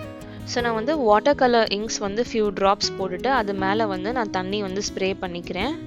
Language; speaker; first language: Tamil; native; Tamil